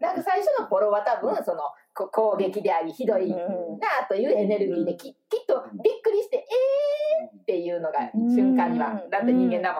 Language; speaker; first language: Japanese; native; Japanese